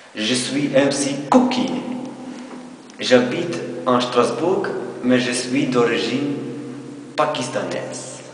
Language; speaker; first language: French; non-native, learner; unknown